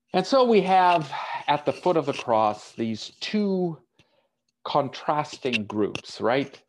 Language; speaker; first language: English; native; English